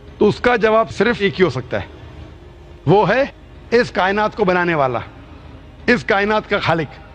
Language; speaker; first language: Urdu; non-native, local second language; Konkani